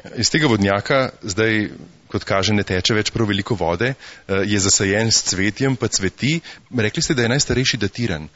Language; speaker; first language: Slovenian; native; Slovenian